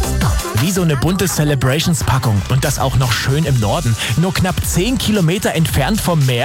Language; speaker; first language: German; native; German